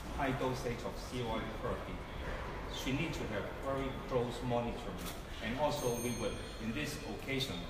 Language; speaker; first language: English; non-native, local second language; Cantonese